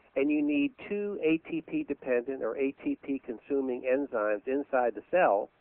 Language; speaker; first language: English; native; English